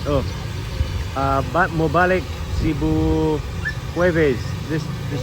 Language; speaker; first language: Cebuano; non-native, learner; English